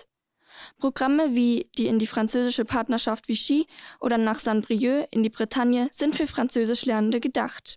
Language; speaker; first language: German; native; German